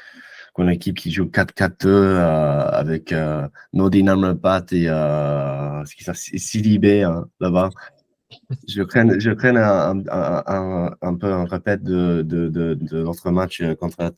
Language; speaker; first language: French; non-native, fluent; English